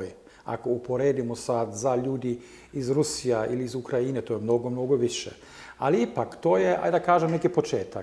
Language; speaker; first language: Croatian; non-native, learner; German